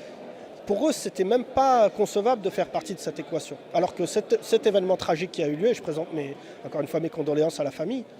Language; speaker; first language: French; native; French